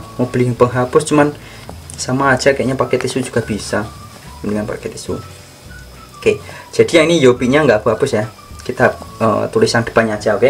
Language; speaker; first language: Indonesian; native; Indonesian